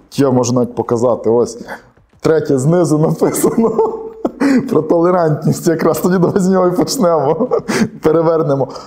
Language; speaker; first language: Ukrainian; native; Ukrainian